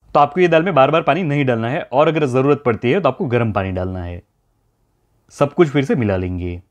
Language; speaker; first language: Hindi; non-native, local second language; Gujarati